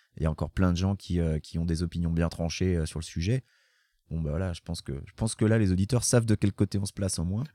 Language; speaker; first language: French; native; French